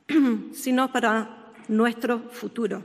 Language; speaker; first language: Spanish; non-native, fluent; Hebrew